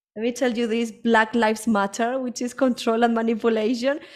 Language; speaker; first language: English; early bilingual, other home language; Spanish